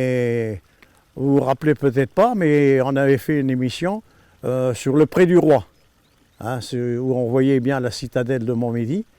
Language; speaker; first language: French; native; French